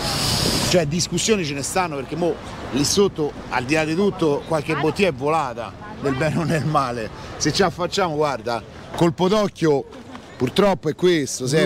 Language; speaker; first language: Italian; native; Italian